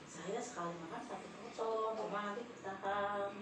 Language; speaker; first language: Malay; non-native, local second language; Javanese